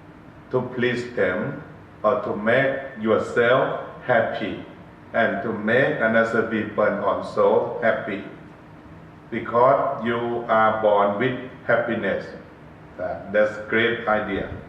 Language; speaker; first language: English; non-native, learner; Thai